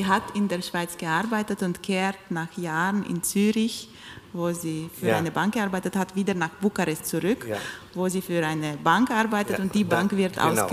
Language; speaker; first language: German; non-native, fluent; Romanian